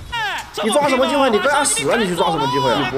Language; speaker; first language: Chinese; native; Chinese